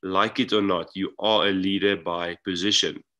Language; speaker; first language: English; non-native, local second language; Afrikaans